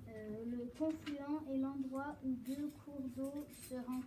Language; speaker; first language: French; native; French